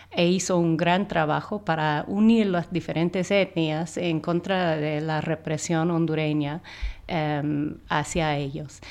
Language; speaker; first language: Spanish; non-native, fluent; English